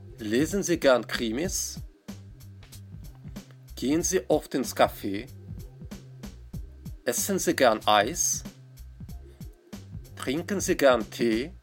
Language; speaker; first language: German; non-native, fluent; Russian